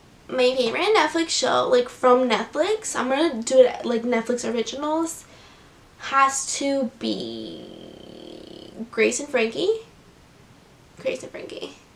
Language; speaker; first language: English; early bilingual, other home language; Portuguese